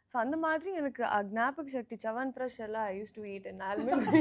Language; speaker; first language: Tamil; non-native, learner; Telugu